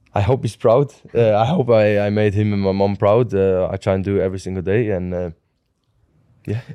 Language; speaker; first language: English; non-native, fluent; Norwegian